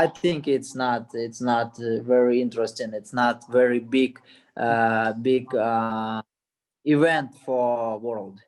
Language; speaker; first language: English; non-native, learner; Russian